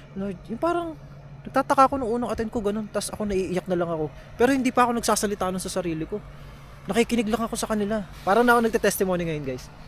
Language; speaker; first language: Filipino; native; Filipino